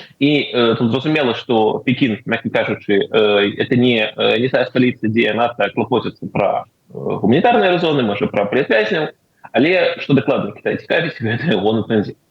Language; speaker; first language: Belarusian; native; Belarusian